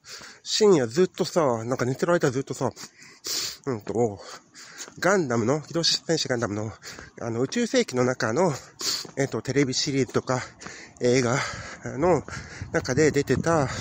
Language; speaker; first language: Japanese; native; Japanese